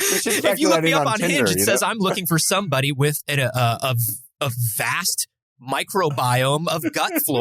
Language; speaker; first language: English; native; English